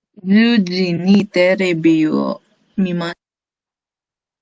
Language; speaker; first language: Japanese; non-native, learner; Filipino